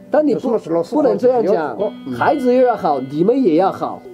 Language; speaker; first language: Chinese; native; Chinese